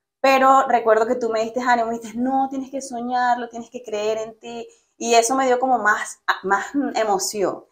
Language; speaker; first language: Spanish; native; Spanish